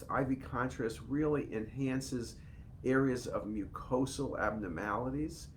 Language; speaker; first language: English; native; English